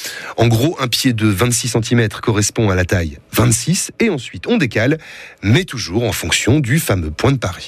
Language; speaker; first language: French; native; French